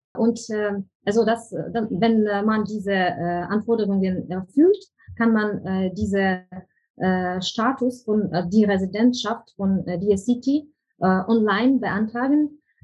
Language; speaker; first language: German; non-native, fluent; Ukrainian